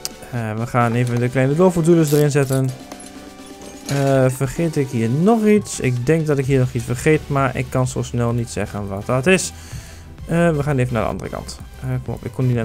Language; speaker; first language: Dutch; native; Dutch